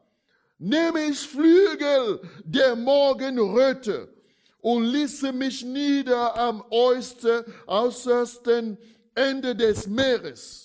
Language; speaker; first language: German; non-native, fluent; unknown